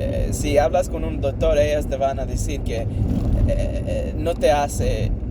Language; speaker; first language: Spanish; early bilingual, heritage; English